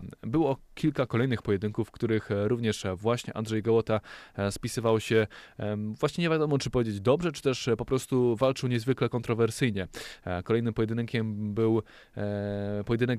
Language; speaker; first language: Polish; native; Polish